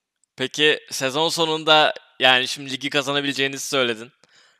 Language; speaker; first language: Turkish; native; Turkish